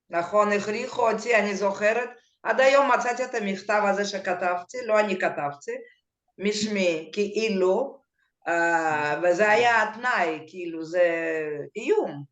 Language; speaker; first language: Hebrew; non-native, fluent; Russian